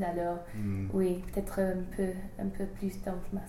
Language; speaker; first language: French; non-native, fluent; English